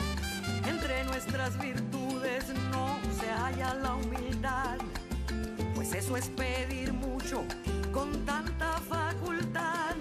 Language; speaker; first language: Spanish; native; Spanish